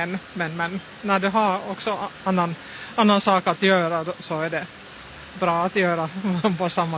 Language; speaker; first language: Swedish; non-native, local second language; Finnish